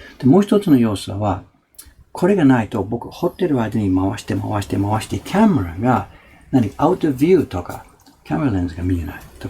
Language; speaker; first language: Japanese; non-native, fluent; English